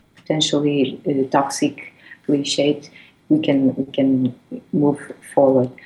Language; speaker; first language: English; non-native, fluent; Portuguese